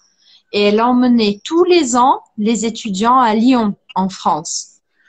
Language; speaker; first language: French; non-native, fluent; Portuguese